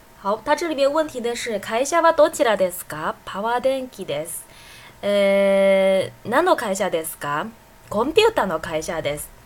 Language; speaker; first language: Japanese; non-native, fluent; Chinese